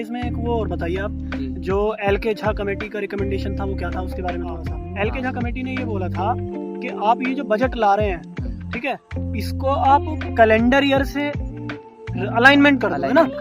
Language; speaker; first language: Hindi; native; Hindi